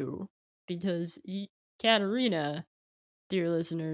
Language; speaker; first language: English; native; English